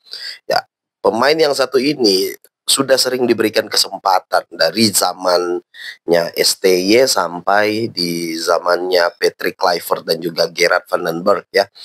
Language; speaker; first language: Indonesian; native; Indonesian